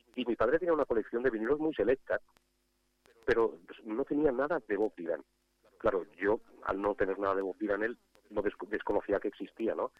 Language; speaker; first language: Spanish; native; Spanish